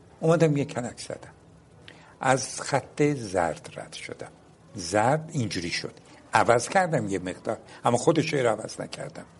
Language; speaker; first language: Persian; non-native, local second language; Azerbaijani